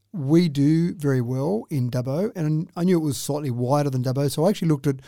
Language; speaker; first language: English; native; English